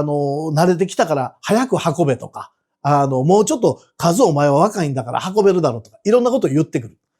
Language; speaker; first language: Japanese; native; Japanese